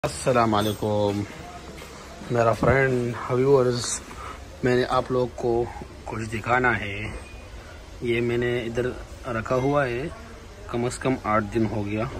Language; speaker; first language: Hindi; non-native, fluent; Pashto